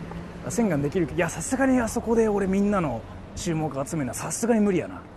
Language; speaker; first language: Japanese; native; Japanese